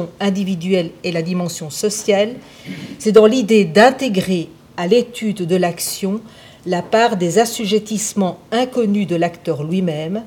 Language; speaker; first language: French; native; French